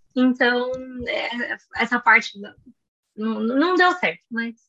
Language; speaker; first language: Portuguese; native; Portuguese